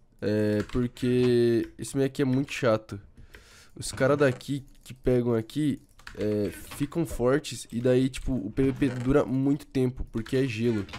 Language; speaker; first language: Portuguese; native; Portuguese